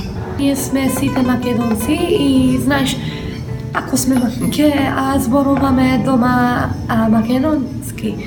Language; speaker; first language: Macedonian; early bilingual, heritage; Macedonian